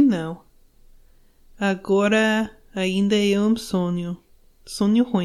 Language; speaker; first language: Portuguese; non-native, learner; English